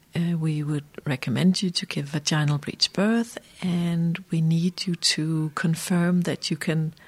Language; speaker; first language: English; non-native, fluent; Danish